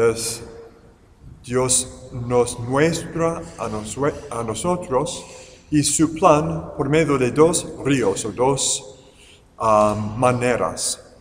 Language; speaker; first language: Spanish; non-native, fluent; English